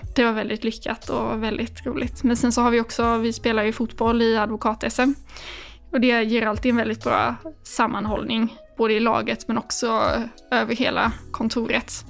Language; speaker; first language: Swedish; native; Swedish